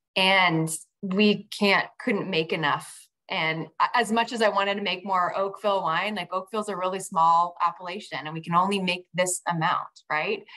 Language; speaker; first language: English; native; English